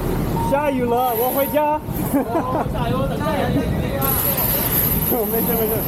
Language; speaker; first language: Chinese; non-native, learner; English